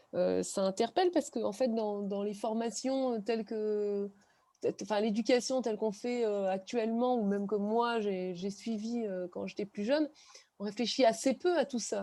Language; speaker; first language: French; native; French